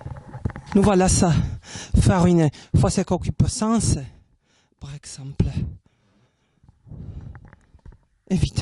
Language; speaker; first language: French; non-native, learner; German